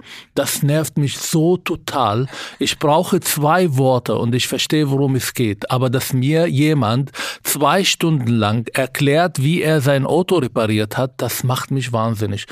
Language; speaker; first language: German; non-native, fluent; Arabic